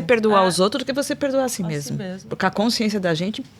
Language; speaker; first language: Portuguese; native; Portuguese